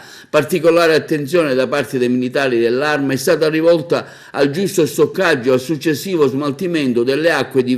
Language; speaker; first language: Italian; native; Italian